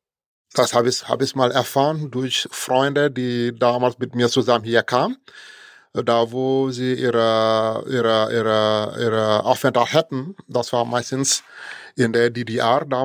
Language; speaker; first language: German; non-native, fluent; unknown